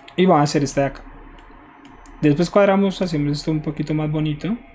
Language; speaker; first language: Spanish; native; Spanish